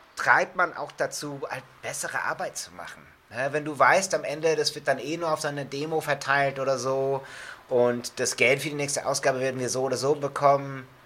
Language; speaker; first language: German; non-native, fluent; English